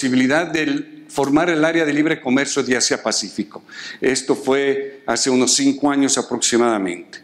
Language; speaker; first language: Spanish; native; Spanish